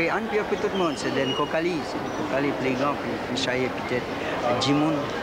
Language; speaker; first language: French; non-native, local second language; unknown